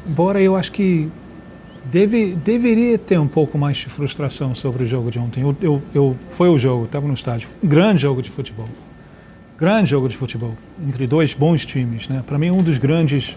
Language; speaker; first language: Portuguese; non-native, fluent; English